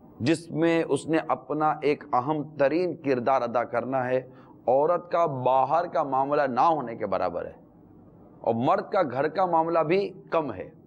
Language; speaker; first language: Urdu; native; Urdu